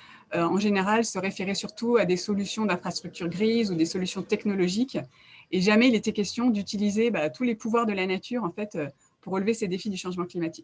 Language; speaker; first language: French; native; French